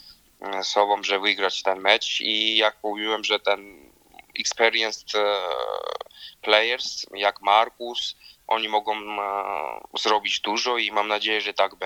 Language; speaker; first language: Polish; non-native, learner; Georgian